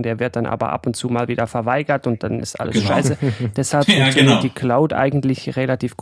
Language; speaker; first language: German; native; German